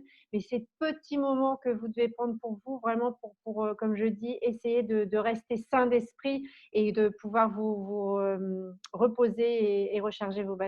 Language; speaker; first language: French; native; French